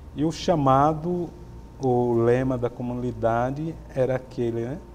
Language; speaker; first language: Portuguese; native; Portuguese